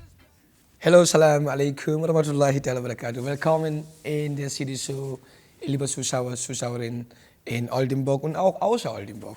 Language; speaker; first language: German; non-native, fluent; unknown